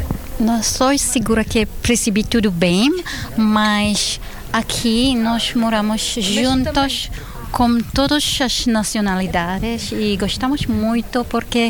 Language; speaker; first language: Portuguese; non-native, learner; Hebrew